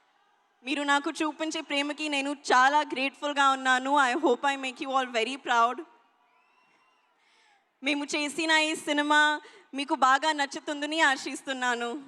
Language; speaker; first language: Telugu; non-native, learner; Hindi